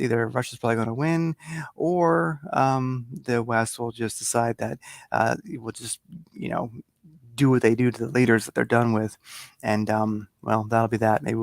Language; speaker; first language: English; native; English